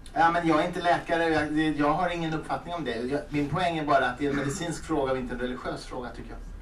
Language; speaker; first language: Swedish; native; Swedish